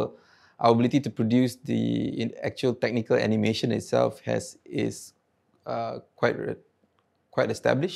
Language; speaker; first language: English; non-native, local second language; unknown